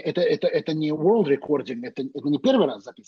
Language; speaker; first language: Russian; native; Russian